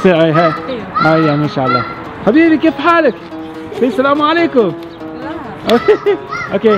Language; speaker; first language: Arabic; non-native, learner; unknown